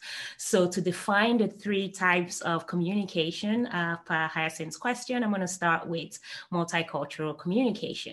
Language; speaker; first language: English; non-native, local second language; Igbo